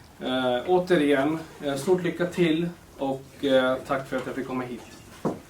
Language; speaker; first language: Swedish; non-native, local second language; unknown